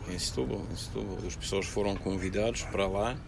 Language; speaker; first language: Portuguese; non-native, fluent; Russian